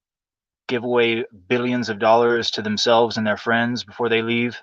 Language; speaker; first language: English; native; English